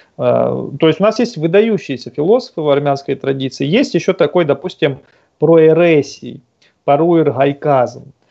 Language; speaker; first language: Russian; native; Russian